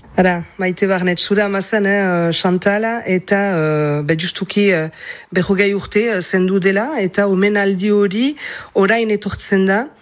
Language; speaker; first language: Basque; native; Basque